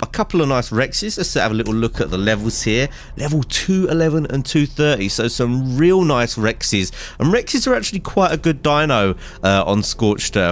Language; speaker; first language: English; native; English